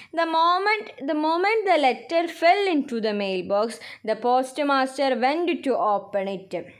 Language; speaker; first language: English; non-native, local second language; Malayalam